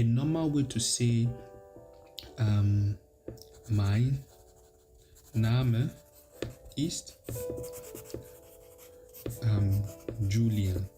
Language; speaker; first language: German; non-native, learner; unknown